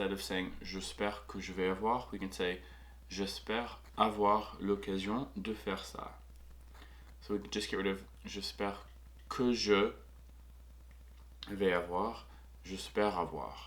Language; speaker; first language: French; non-native, fluent; English